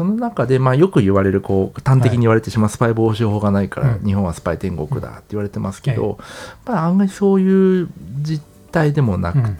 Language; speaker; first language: Japanese; native; Japanese